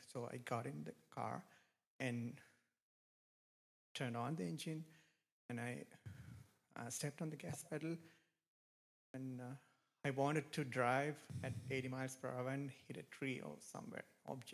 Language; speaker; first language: English; non-native, local second language; Sinhala